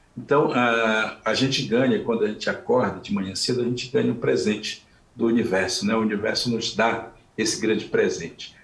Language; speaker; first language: Portuguese; non-native, local second language; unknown